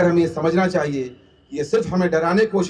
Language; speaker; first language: Hindi; native; Hindi